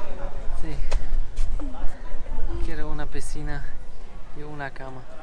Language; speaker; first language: Spanish; non-native, learner; German